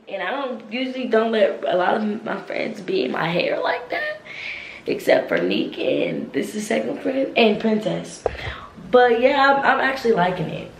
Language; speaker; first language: English; native; English